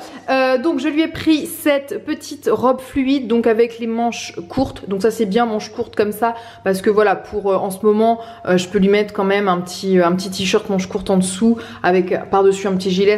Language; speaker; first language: French; native; French